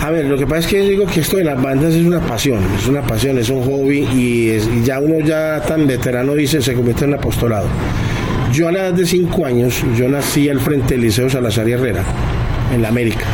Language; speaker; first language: Spanish; native; Spanish